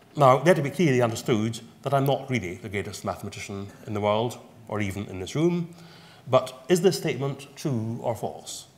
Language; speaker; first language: English; native; English